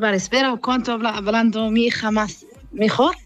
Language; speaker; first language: Spanish; non-native, learner; Arabic